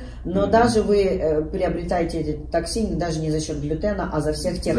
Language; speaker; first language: Russian; native; Russian